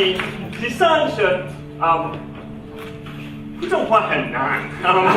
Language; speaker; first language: Chinese; non-native, learner; English